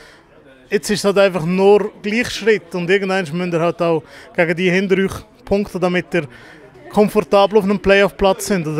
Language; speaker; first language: German; native; German